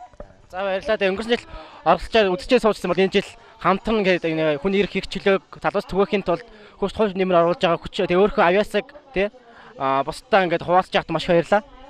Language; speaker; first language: Mongolian; native; Mongolian